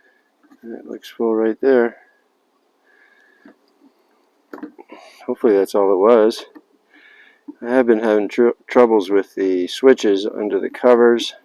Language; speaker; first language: English; native; English